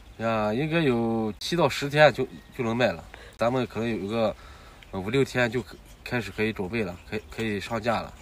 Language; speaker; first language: Chinese; native; Chinese